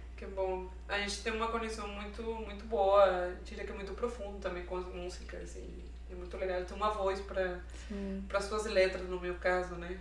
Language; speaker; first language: Portuguese; non-native, fluent; Spanish